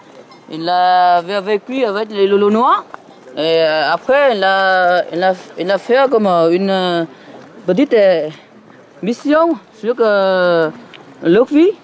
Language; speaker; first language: French; non-native, learner; Vietnamese